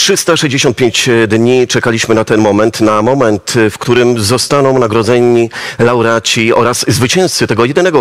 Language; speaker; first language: Polish; native; Polish